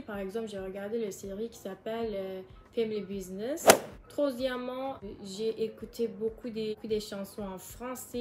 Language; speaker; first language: French; non-native, learner; Turkish